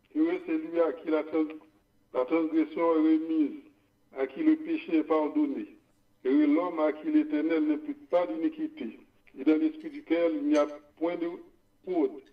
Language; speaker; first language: French; non-native, local second language; Haitian Creole